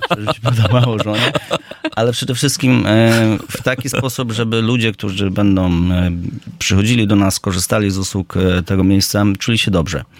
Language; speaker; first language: Polish; native; Polish